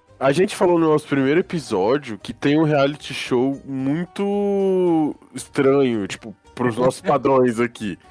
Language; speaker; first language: Portuguese; native; Portuguese